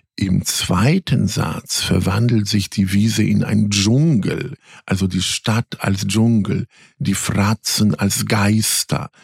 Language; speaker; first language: German; early bilingual, other home language; Polish